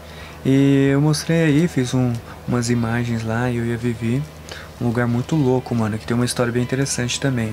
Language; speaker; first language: Portuguese; native; Portuguese